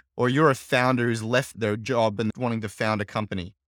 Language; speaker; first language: English; native; English